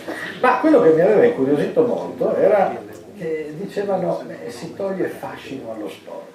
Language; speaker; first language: Italian; native; Italian